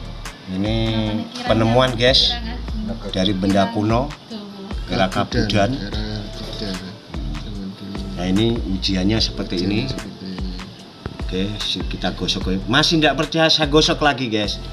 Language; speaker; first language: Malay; non-native, local second language; Javanese